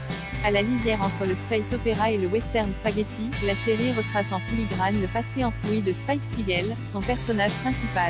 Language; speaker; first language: French; native; French